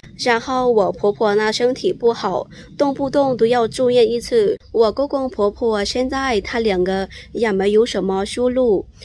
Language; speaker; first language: Chinese; non-native, fluent; Lao